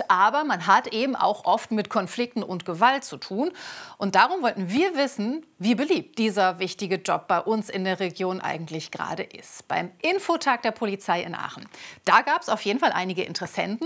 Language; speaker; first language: German; native; German